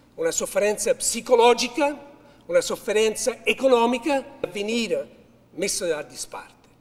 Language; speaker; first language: Italian; early bilingual, heritage; Italian